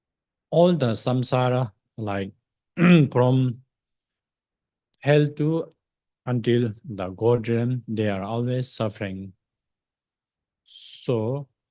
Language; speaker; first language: English; non-native, fluent; Tibetan